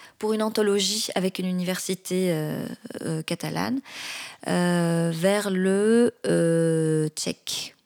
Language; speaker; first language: French; non-native, local second language; Arabic